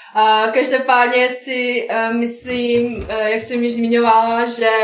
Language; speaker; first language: Czech; non-native, fluent; Bosnian